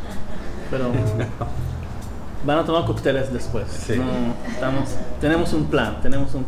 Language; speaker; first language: Spanish; non-native, fluent; Hebrew